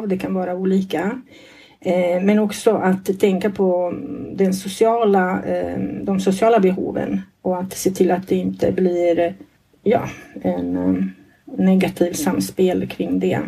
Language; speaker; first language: Swedish; non-native, fluent; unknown